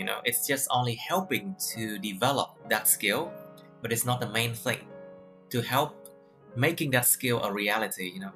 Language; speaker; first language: English; non-native, fluent; Vietnamese